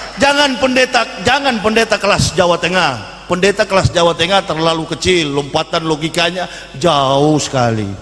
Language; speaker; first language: Indonesian; native; Indonesian